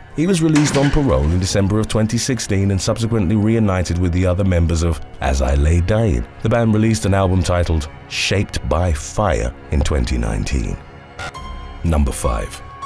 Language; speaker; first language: English; native; English